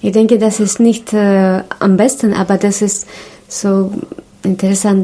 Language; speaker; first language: German; non-native, learner; Russian